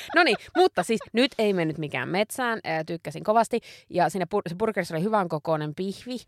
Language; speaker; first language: Finnish; native; Finnish